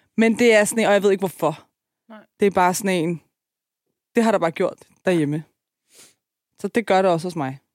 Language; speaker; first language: Danish; early bilingual, other home language; Persian